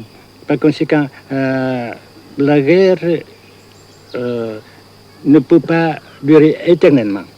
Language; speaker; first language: French; non-native, local second language; Vietnamese